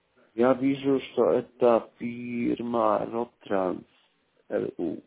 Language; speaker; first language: Russian; non-native, learner; Polish